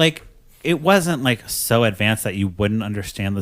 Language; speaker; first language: English; native; English